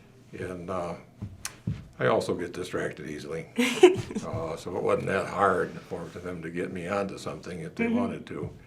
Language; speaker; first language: English; native; English